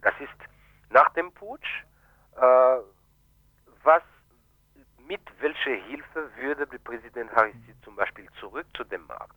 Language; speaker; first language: German; non-native, fluent; Haitian Creole